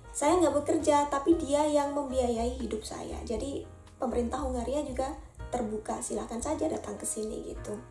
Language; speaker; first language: Indonesian; native; Indonesian